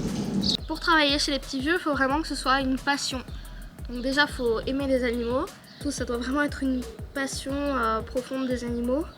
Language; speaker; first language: French; native; French